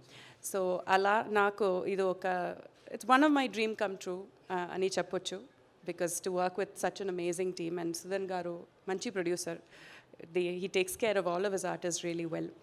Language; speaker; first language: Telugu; non-native, fluent; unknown